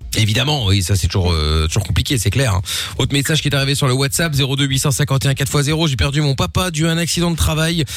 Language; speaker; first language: French; early bilingual, other home language; Portuguese